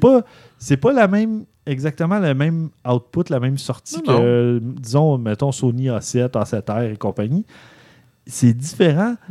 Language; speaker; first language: French; native; French